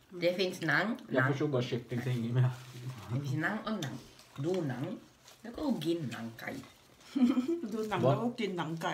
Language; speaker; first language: Swedish; native; Swedish